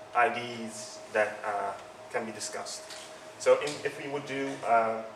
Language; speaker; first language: English; non-native, fluent; Dutch